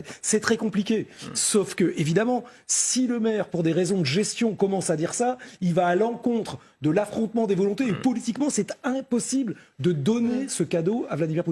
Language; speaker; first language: French; native; French